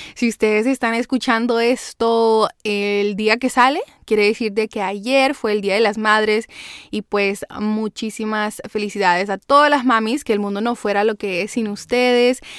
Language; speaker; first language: Spanish; early bilingual, heritage; Spanish